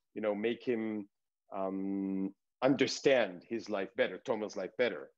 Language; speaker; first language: English; early bilingual, other home language; Hebrew